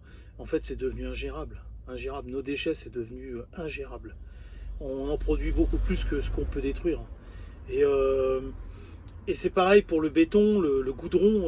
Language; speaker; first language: French; native; French